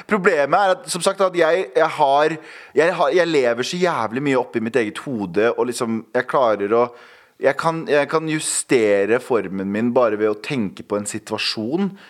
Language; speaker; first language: Norwegian; early bilingual, other home language; Kurdish